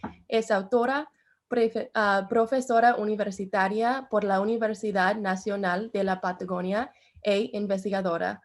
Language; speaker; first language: Spanish; non-native, learner; English